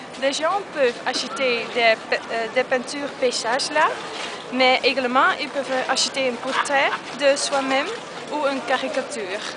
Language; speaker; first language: French; non-native, learner; Dutch